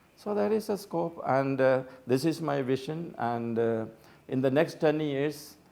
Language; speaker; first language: English; non-native, local second language; Malayalam